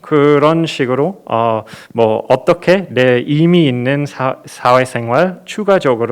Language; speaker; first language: Korean; non-native, fluent; English